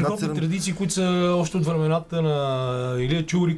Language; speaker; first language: Bulgarian; native; Bulgarian